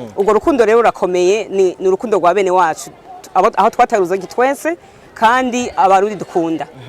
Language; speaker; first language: Rundi; native; Rundi